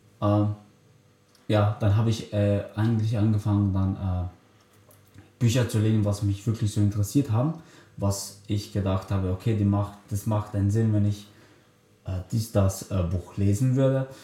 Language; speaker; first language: German; early bilingual, other home language; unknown